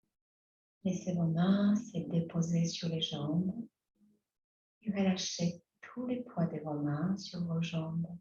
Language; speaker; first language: French; native; French